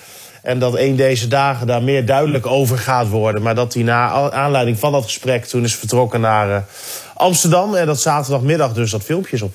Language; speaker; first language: Dutch; native; Dutch